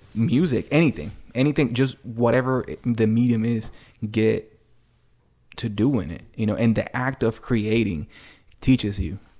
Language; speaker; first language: English; early bilingual, other home language; Spanish